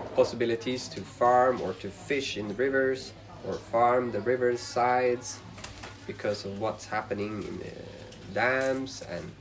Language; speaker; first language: English; non-native, fluent; Swedish